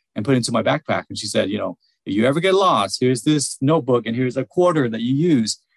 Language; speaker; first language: English; early bilingual, other home language; Vietnamese